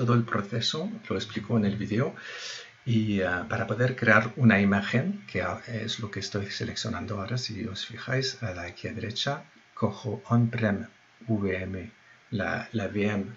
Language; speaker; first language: Spanish; non-native, fluent; French